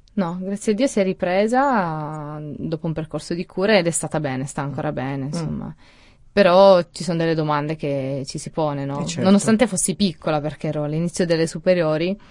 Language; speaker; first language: Italian; native; Italian